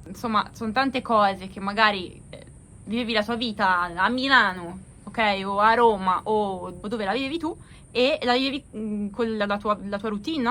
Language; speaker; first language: Italian; native; Italian